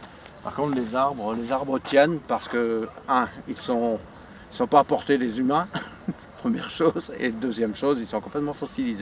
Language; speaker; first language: French; native; French